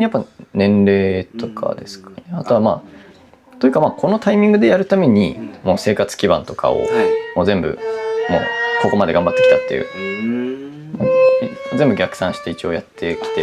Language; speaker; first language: Japanese; native; Japanese